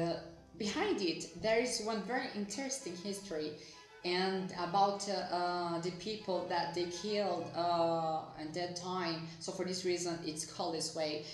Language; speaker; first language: English; non-native, fluent; Portuguese